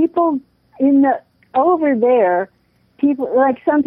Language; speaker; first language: English; native; English